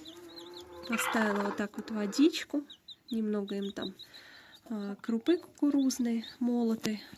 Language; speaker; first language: Russian; native; Russian